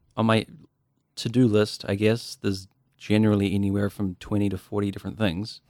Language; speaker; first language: English; native; English